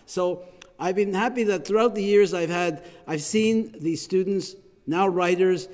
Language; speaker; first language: English; native; English